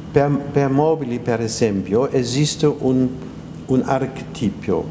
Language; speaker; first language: Italian; non-native, fluent; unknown